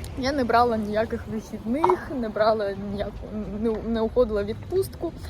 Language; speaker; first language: Ukrainian; non-native, local second language; Russian